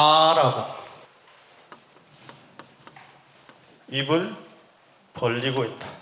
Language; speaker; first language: Korean; native; Korean